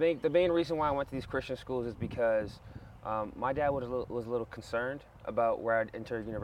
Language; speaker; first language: English; non-native, fluent; French